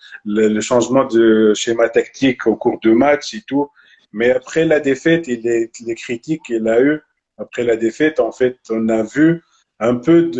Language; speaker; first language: French; non-native, local second language; Arabic